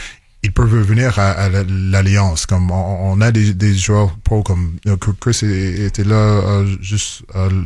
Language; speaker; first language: French; non-native, local second language; English